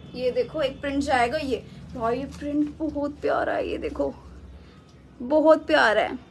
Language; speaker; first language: Hindi; native; Hindi